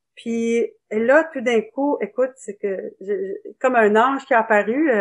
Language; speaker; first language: French; native; French